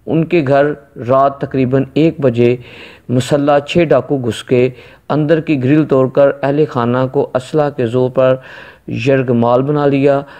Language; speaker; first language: Hindi; non-native, local second language; Punjabi